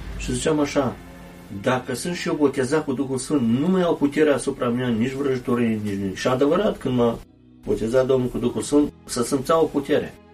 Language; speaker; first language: Romanian; early bilingual, heritage; Romanian